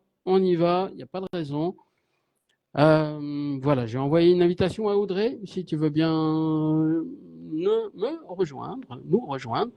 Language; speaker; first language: French; native; French